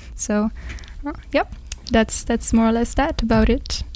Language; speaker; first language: English; non-native, fluent; Polish